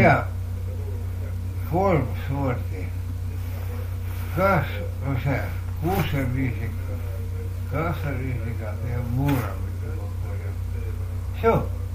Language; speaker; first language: Estonian; non-native, local second language; Russian